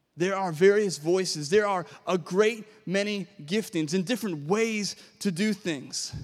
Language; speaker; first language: English; native; English